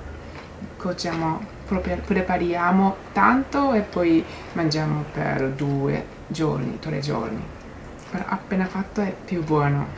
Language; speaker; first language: Italian; non-native, learner; Japanese